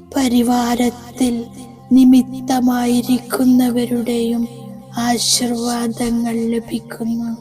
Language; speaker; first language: Malayalam; native; Malayalam